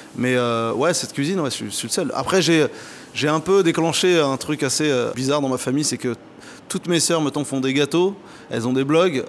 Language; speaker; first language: French; early bilingual, other home language; Arabic